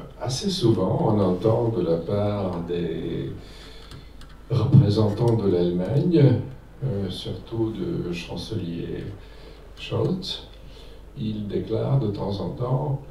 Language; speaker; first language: French; non-native, fluent; Serbian